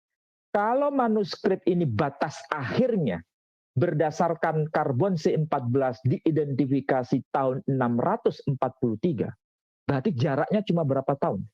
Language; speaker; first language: Indonesian; native; Indonesian